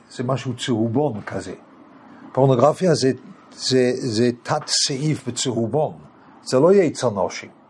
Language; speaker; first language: Hebrew; non-native, fluent; English